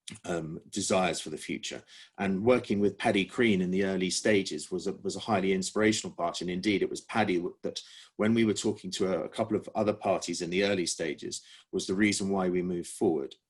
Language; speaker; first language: English; native; English